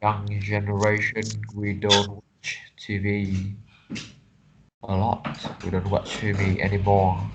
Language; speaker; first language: English; non-native, learner; Vietnamese